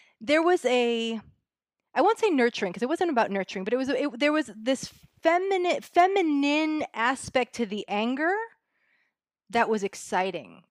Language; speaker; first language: English; early bilingual, other home language; Spanish